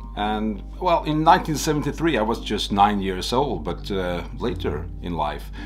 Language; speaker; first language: English; non-native, fluent; Swedish